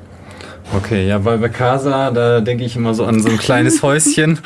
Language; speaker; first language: German; native; German